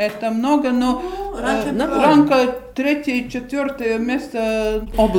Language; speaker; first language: Russian; non-native, local second language; Latvian